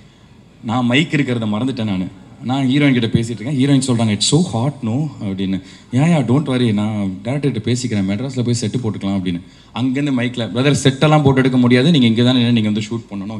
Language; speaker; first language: Tamil; native; Tamil